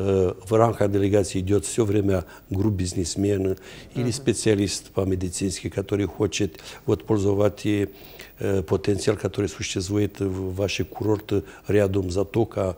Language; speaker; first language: Russian; non-native, fluent; Romanian